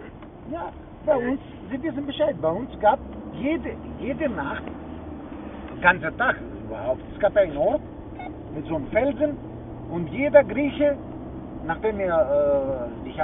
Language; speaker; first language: German; non-native, learner; Greek